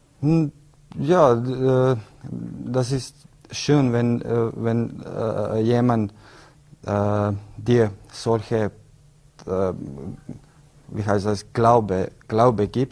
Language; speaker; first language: German; non-native, learner; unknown